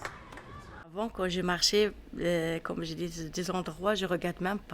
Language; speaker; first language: French; non-native, learner; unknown